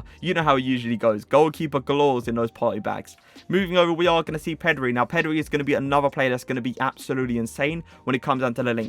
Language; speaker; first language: English; native; English